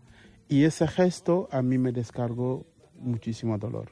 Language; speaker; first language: Spanish; non-native, fluent; Mandingo